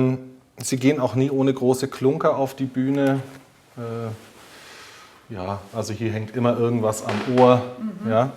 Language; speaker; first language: German; native; German